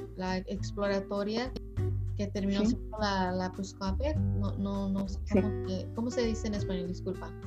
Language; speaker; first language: Spanish; early bilingual, heritage; Spanish